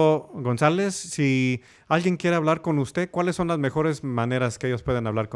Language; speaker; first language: Spanish; early bilingual, heritage; English